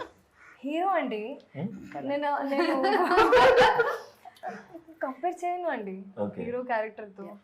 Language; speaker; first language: Telugu; non-native, fluent; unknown